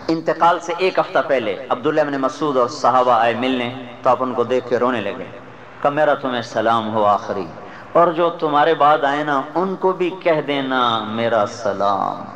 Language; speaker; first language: Urdu; non-native, local second language; Punjabi